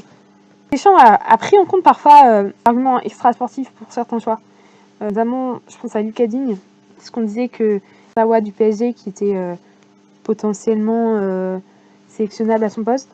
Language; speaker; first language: French; native; French